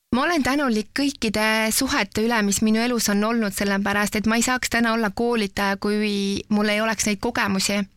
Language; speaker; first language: Estonian; native; Estonian